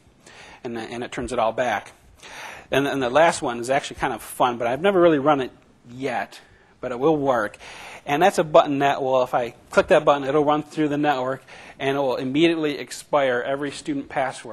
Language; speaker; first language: English; native; English